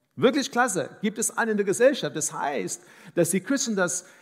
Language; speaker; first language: German; non-native, fluent; English